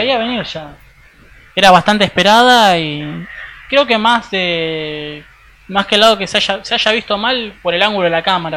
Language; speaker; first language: Spanish; native; Spanish